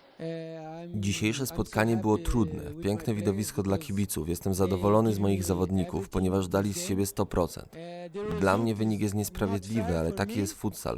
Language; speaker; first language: Polish; native; Polish